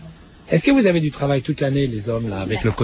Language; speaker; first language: French; native; French